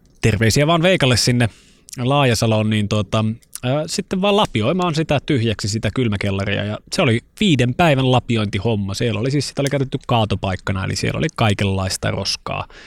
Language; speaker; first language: Finnish; native; Finnish